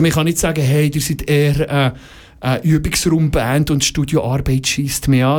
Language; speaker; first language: German; native; German